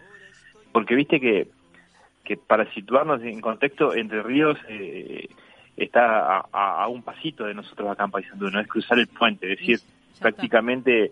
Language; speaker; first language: Spanish; native; Spanish